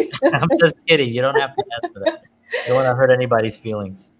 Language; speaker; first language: English; native; English